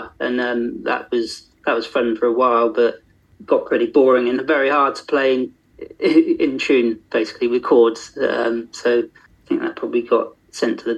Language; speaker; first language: English; native; English